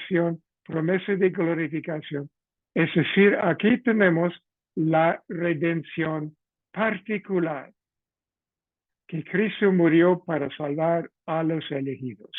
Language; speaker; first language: Spanish; non-native, fluent; English